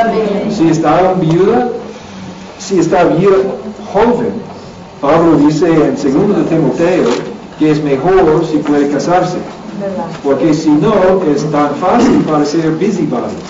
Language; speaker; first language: Spanish; non-native, learner; English